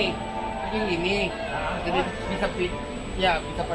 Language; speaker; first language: Indonesian; early bilingual, other home language; Japanese